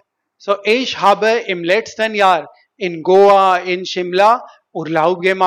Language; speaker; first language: German; non-native, fluent; Hindi